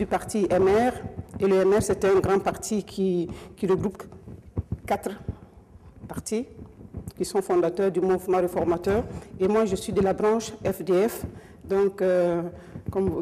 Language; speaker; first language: French; non-native, local second language; Mossi